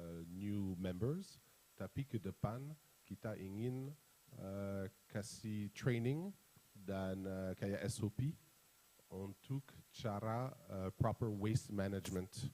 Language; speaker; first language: Indonesian; non-native, fluent; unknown